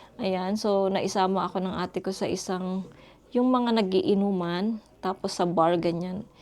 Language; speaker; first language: Filipino; native; Filipino